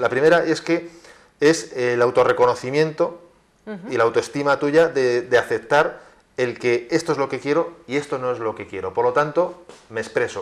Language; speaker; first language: Spanish; native; Spanish